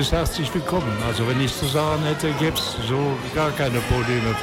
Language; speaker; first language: German; native; German